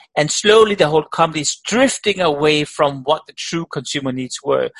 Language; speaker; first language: English; non-native, fluent; Danish